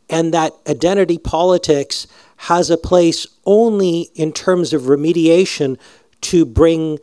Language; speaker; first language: English; native; English